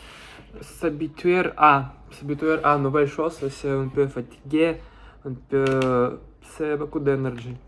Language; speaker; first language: French; non-native, learner; Russian